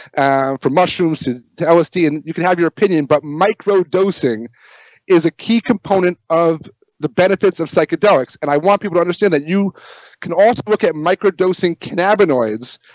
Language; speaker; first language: English; native; English